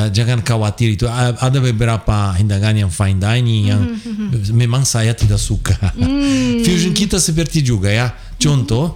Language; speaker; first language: Indonesian; non-native, fluent; Portuguese